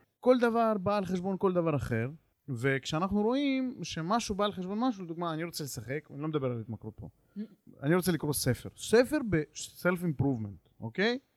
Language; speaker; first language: Hebrew; native; Hebrew